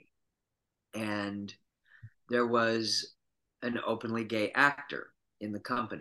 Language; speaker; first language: English; native; English